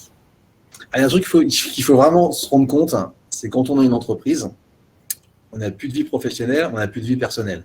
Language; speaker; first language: French; native; French